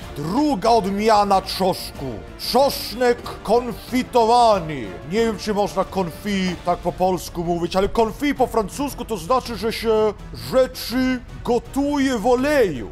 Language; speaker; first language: Polish; early bilingual, heritage; Polish